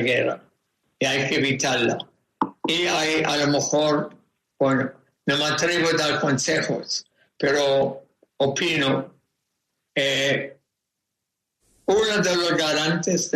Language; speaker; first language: Spanish; non-native, fluent; German